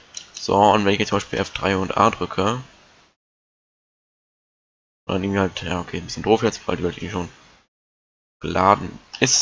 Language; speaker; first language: German; native; German